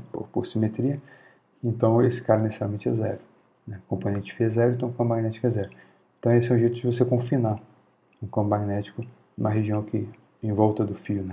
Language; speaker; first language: Portuguese; native; Portuguese